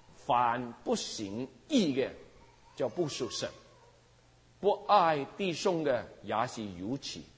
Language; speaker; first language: Chinese; non-native, local second language; Cantonese